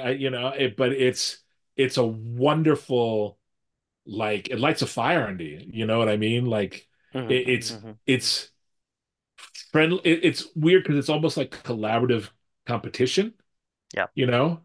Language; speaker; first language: English; native; English